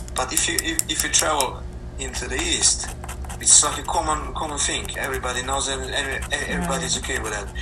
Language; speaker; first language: English; non-native, fluent; Slovenian